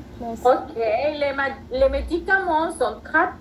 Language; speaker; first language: French; non-native, fluent; Spanish